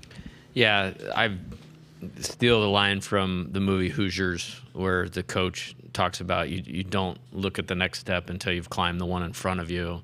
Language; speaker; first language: English; native; English